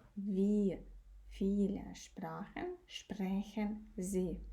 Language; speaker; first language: German; non-native, fluent; Ukrainian